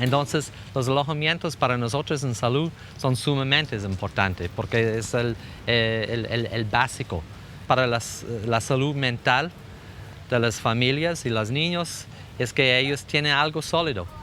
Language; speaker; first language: Spanish; non-native, fluent; English